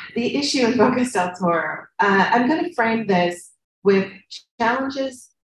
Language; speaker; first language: English; native; English